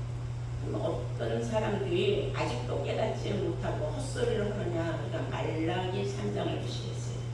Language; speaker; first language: Korean; native; Korean